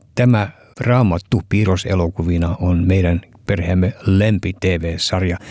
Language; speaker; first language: Finnish; early bilingual, heritage; Finnish